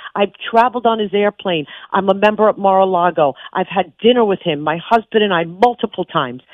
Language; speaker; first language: English; native; English